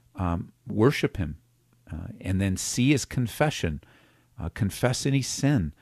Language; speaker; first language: English; native; English